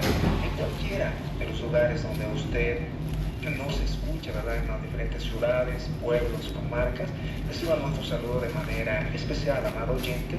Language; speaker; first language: Spanish; native; Spanish